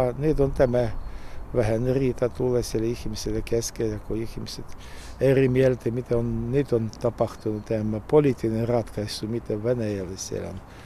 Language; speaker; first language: Finnish; non-native, learner; Russian